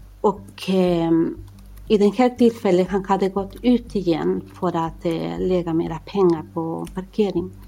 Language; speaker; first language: Swedish; non-native, fluent; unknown